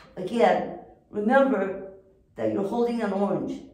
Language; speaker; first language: English; non-native, fluent; Korean